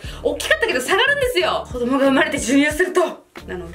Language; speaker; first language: Japanese; native; Japanese